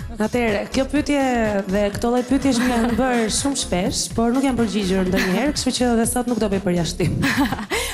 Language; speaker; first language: Albanian; native; Albanian